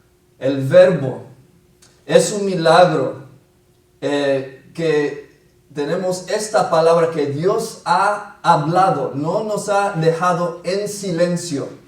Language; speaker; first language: Spanish; non-native, fluent; English